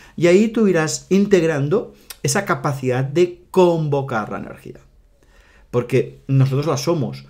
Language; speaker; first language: Spanish; non-native, local second language; Catalan